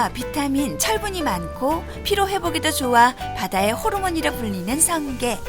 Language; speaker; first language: Korean; native; Korean